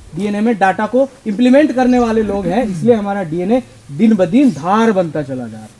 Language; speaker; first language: Hindi; non-native, local second language; Marathi